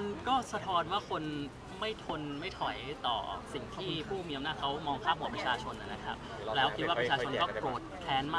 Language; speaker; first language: Thai; native; Thai